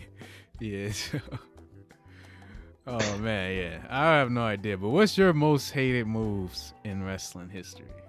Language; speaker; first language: English; native; English